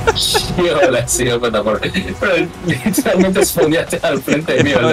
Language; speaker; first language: Spanish; native; Spanish